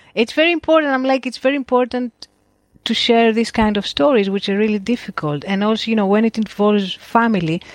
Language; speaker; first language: English; non-native, fluent; Greek